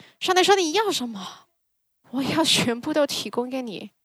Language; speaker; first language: Chinese; early bilingual, heritage; Chinese